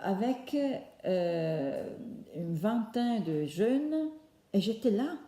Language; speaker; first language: French; non-native, fluent; Italian